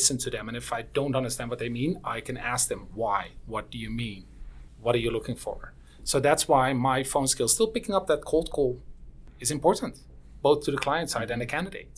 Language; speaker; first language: English; non-native, fluent; Dutch